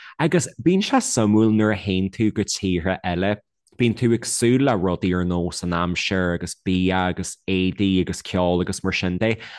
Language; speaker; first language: Irish; native; Irish